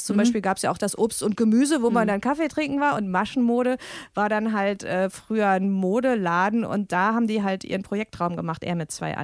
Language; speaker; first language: German; native; German